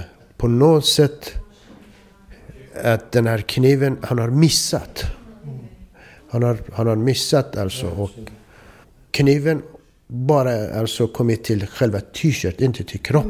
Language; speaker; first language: Swedish; non-native, fluent; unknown